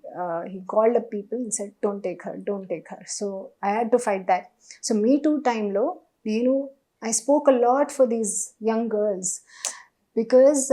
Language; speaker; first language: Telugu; non-native, learner; Hindi